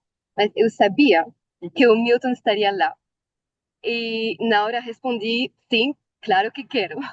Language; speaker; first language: Portuguese; non-native, learner; Arabic